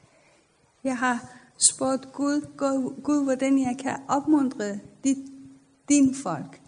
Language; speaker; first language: Danish; non-native, fluent; Persian